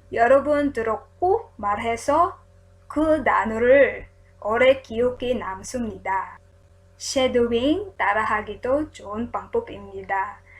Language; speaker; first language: Korean; non-native, learner; Filipino